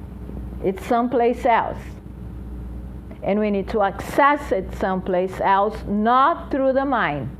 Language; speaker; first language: English; non-native, fluent; Portuguese